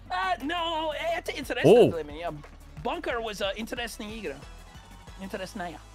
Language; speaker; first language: Russian; non-native, learner; English